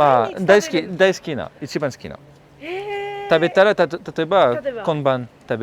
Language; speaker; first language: Japanese; non-native, fluent; French